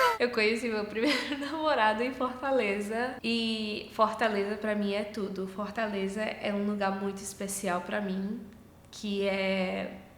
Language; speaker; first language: Portuguese; early bilingual, heritage; Portuguese